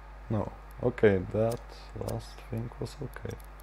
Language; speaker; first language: English; non-native, fluent; Polish